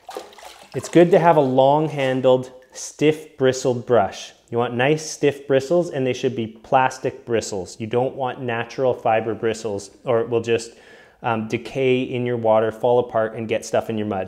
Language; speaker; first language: English; native; English